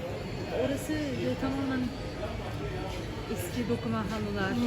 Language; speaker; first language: Turkish; native; Turkish